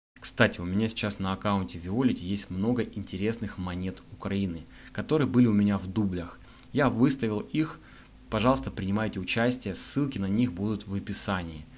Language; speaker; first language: Russian; native; Russian